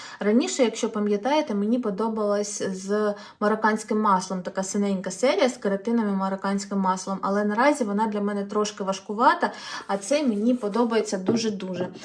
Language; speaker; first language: Ukrainian; non-native, local second language; Russian